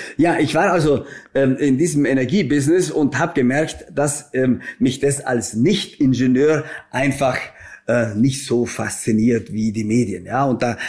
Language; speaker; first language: German; native; German